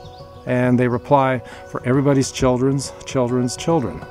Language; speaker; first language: English; native; English